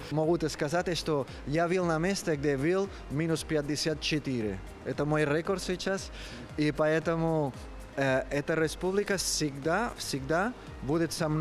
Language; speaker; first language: Russian; non-native, learner; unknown